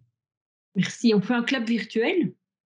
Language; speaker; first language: French; native; French